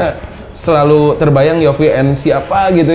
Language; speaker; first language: Indonesian; native; Indonesian